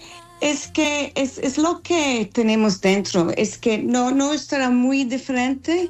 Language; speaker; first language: Spanish; non-native, learner; English